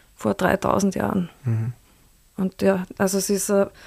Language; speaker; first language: German; native; German